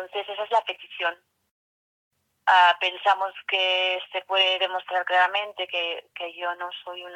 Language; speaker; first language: Spanish; native; Spanish